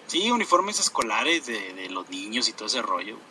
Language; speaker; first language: Spanish; native; Spanish